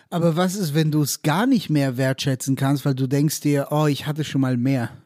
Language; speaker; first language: German; non-native, fluent; Hebrew